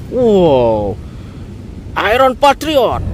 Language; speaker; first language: English; non-native, learner; Indonesian